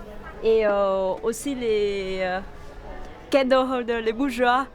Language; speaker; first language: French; non-native, learner; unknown